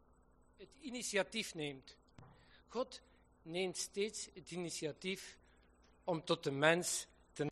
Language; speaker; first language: Dutch; native; Dutch